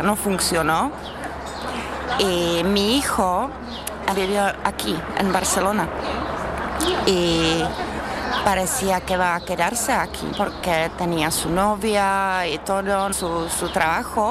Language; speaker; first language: Spanish; non-native, fluent; Czech